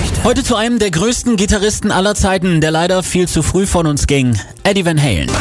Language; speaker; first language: German; native; German